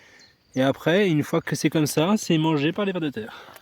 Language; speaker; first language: French; native; French